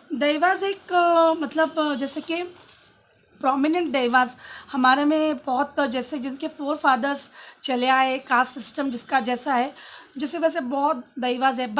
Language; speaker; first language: Hindi; non-native, local second language; Tulu